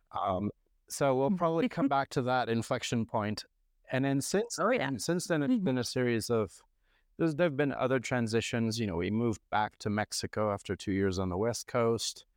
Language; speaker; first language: English; non-native, fluent; French